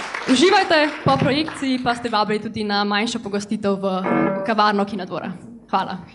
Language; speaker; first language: Slovenian; native; Slovenian